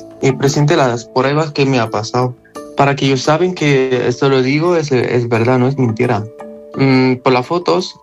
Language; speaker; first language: Spanish; non-native, learner; Arabic